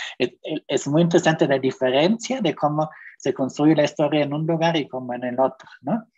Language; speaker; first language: Spanish; non-native, fluent; German